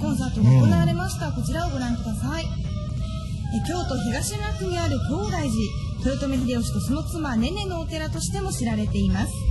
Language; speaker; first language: Japanese; native; Japanese